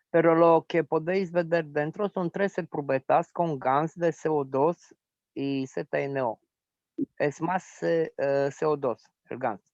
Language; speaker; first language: Spanish; non-native, fluent; Romanian